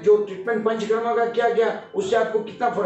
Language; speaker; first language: Hindi; non-native, local second language; Gujarati